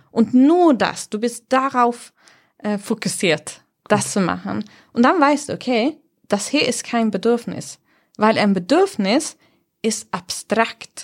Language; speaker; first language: German; non-native, fluent; Swedish